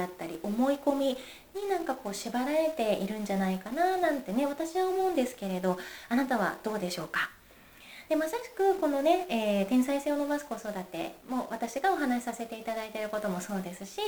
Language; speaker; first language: Japanese; native; Japanese